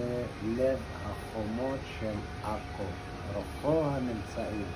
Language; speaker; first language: Hebrew; non-native, local second language; Arabic